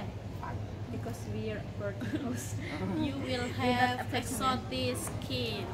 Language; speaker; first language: English; non-native, learner; Indonesian